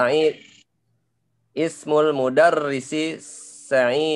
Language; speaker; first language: Arabic; non-native, learner; Indonesian